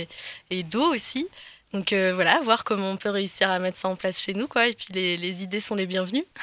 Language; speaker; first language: French; native; French